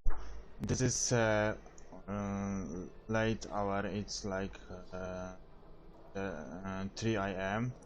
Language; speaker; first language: English; non-native, learner; Polish